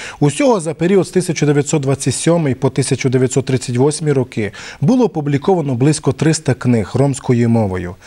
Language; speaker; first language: Ukrainian; non-native, local second language; Romany